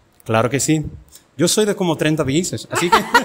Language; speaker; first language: Spanish; non-native, fluent; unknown